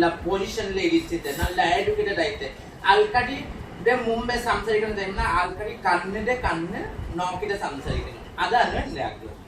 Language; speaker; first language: Malayalam; non-native, learner; Assamese